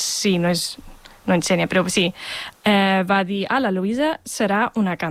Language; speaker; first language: Catalan; non-native, fluent; German